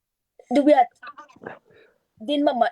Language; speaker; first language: Swedish; non-native, learner; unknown